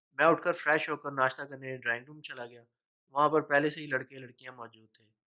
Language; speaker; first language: Urdu; native; Urdu